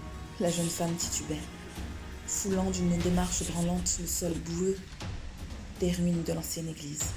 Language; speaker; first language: French; native; French